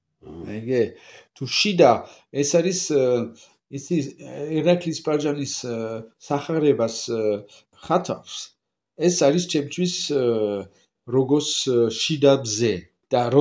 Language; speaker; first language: Georgian; non-native, learner; French